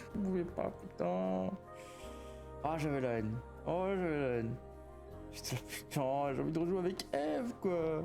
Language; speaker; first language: French; native; French